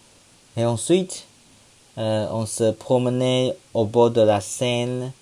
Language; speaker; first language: French; non-native, learner; Chinese